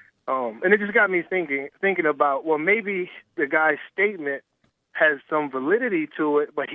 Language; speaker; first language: English; native; English